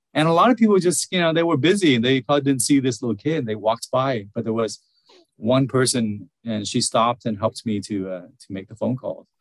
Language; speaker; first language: English; early bilingual, other home language; Vietnamese